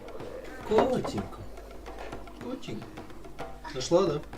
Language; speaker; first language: Russian; native; Russian